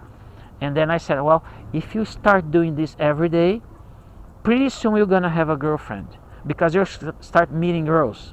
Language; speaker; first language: English; non-native, learner; Chinese